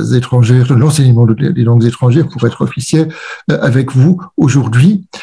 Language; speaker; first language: French; non-native, fluent; German